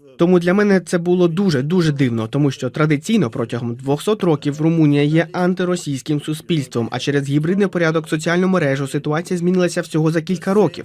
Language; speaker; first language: Ukrainian; non-native, fluent; Romanian